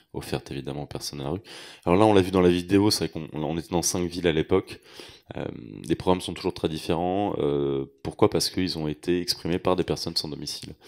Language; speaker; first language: French; native; French